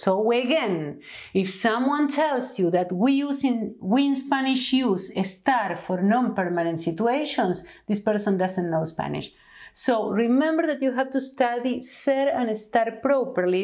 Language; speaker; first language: English; non-native, fluent; Spanish